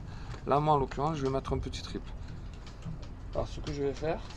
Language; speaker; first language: French; native; French